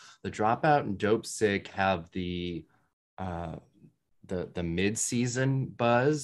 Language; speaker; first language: English; native; English